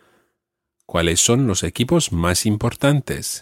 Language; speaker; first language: Spanish; non-native, fluent; English